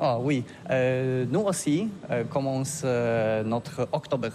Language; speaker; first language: French; non-native, learner; Polish